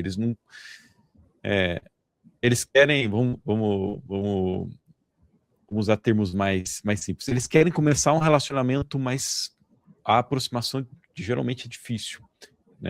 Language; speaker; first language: Portuguese; native; Portuguese